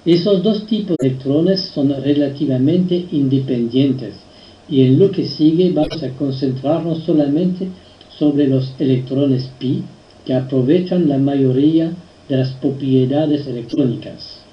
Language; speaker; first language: Spanish; non-native, fluent; French